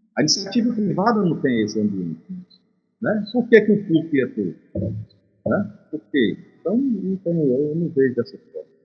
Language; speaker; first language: Portuguese; native; Portuguese